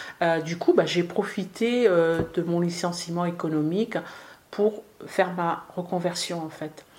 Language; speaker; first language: French; early bilingual, other home language; Arabic